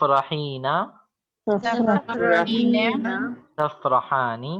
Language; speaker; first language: Arabic; non-native, fluent; Urdu